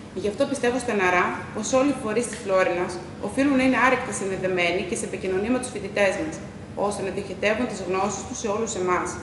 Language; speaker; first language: Greek; early bilingual, heritage; Greek